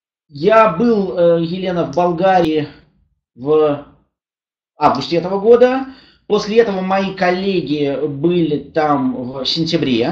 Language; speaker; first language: Russian; native; Russian